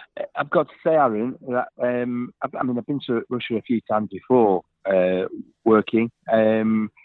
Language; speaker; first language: English; native; English